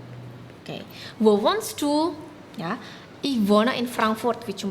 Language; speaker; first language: German; non-native, learner; Indonesian